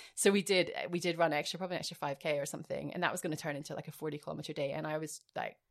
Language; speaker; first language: English; native; English